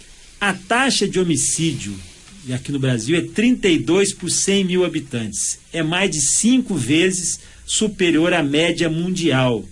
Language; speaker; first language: Portuguese; native; Portuguese